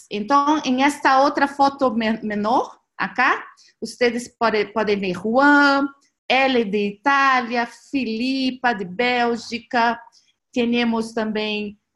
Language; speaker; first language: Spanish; non-native, learner; Portuguese